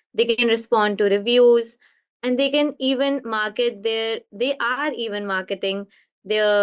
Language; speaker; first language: English; non-native, local second language; Hindi